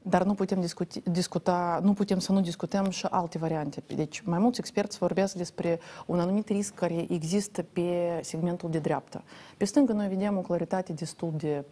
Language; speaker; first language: Romanian; native; Romanian